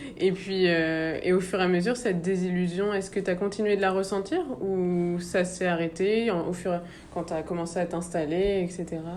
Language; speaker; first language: French; native; French